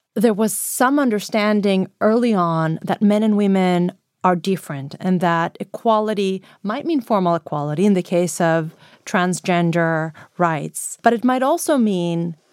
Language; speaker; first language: English; non-native, fluent; Greek